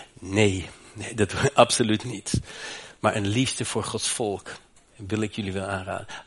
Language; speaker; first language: Dutch; non-native, fluent; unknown